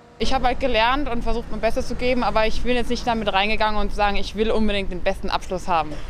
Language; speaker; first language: German; native; German